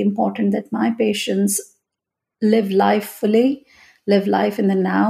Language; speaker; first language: English; non-native, local second language; Hindi